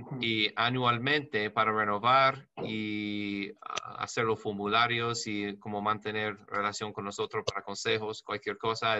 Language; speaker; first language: Spanish; non-native, learner; English